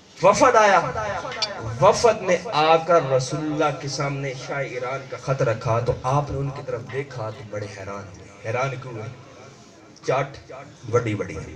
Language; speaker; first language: Urdu; non-native, local second language; Punjabi